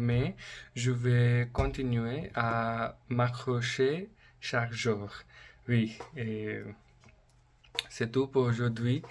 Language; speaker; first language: French; non-native, learner; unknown